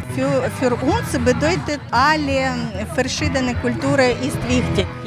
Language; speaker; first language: German; non-native, learner; Ukrainian